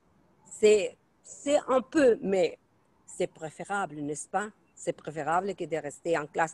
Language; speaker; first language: French; non-native, fluent; Spanish